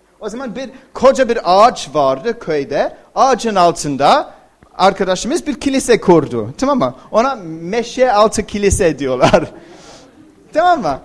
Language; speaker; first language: Turkish; non-native, fluent; English